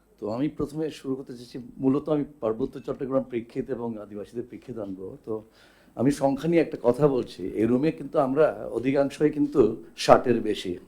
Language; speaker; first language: Bangla; non-native, local second language; Chakma